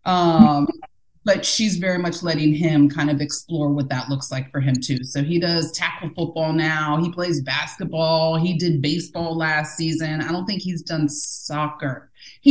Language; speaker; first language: English; native; English